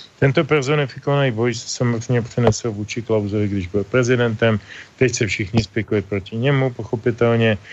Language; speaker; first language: Czech; native; Czech